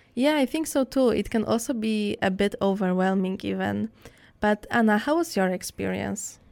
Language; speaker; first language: English; non-native, fluent; Polish